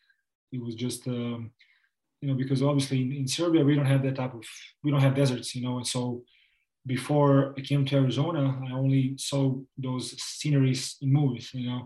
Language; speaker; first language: English; non-native, fluent; Serbian